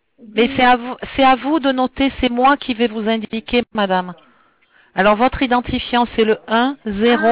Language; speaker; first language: French; native; French